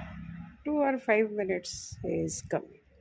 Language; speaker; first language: English; non-native, learner; Hindi